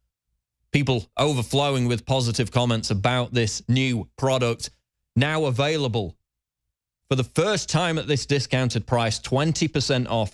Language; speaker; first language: English; native; English